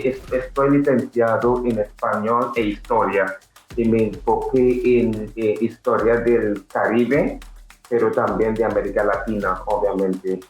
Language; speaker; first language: Spanish; non-native, fluent; English